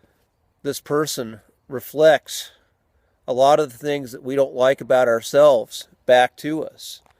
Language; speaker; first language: English; native; English